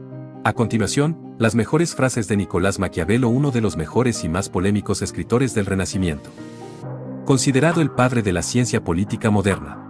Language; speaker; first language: Spanish; native; Spanish